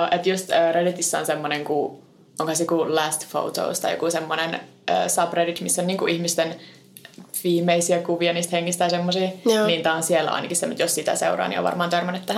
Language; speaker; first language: Finnish; native; Finnish